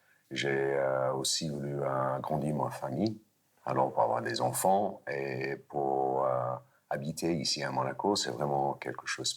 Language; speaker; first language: French; non-native, fluent; English